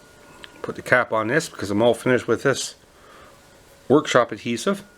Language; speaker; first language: English; native; English